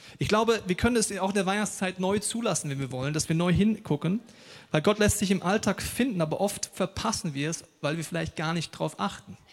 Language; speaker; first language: German; native; German